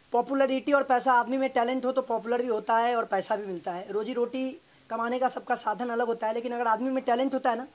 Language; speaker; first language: Hindi; native; Hindi